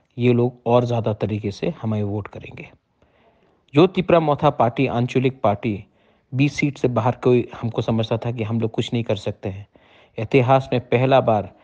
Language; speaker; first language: Hindi; non-native, local second language; Kok Borok